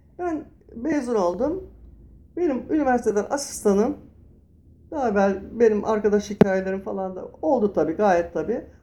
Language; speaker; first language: Turkish; native; Turkish